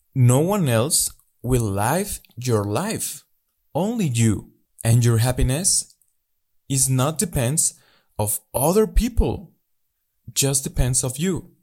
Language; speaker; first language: English; non-native, learner; Spanish